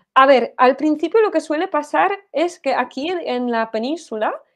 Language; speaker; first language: Spanish; non-native, fluent; Polish